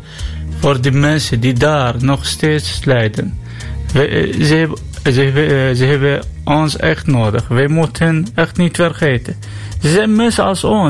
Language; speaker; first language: Dutch; non-native, learner; Arabic